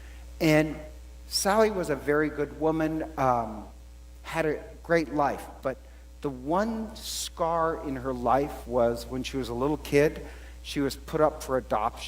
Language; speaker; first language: English; native; English